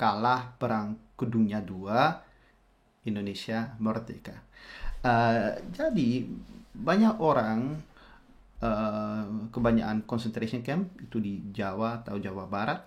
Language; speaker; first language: Indonesian; non-native, fluent; Dutch